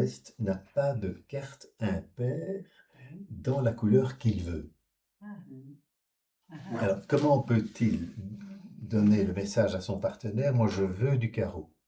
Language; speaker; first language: French; native; French